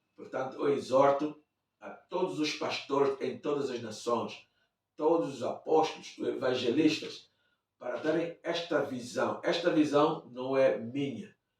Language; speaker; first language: Portuguese; native; Portuguese